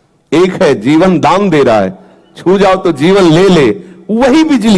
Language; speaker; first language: Hindi; native; Hindi